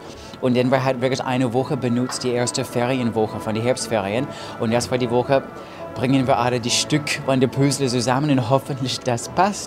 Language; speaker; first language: German; non-native, fluent; English